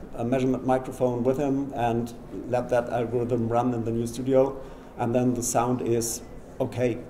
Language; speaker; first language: English; non-native, fluent; German